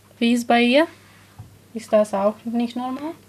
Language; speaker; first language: German; non-native, learner; Romanian